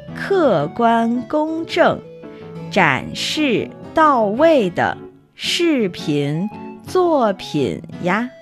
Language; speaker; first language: Chinese; native; Chinese